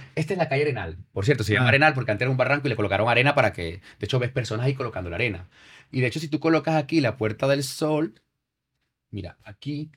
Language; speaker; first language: Spanish; native; Spanish